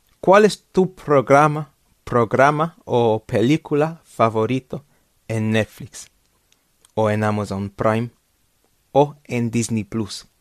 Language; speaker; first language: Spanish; non-native, fluent; English